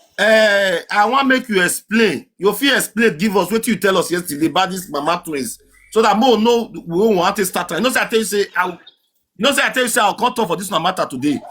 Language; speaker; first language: Nigerian Pidgin; native; Nigerian Pidgin